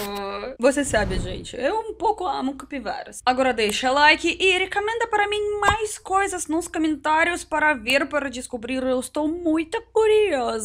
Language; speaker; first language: Portuguese; non-native, learner; Russian